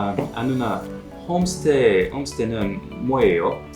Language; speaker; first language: Korean; non-native, learner; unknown